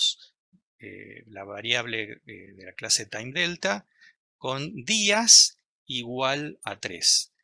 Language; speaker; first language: Spanish; native; Spanish